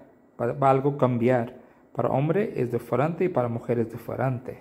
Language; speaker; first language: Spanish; non-native, learner; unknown